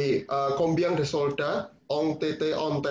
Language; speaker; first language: French; non-native, learner; Indonesian